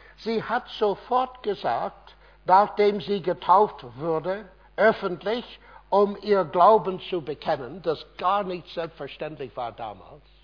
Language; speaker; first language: German; non-native, fluent; English